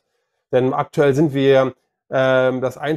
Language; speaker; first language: German; native; German